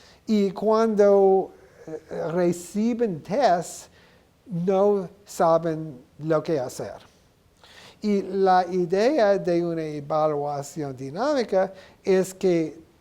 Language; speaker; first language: Spanish; non-native, learner; English